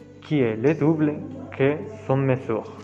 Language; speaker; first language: French; non-native, learner; Spanish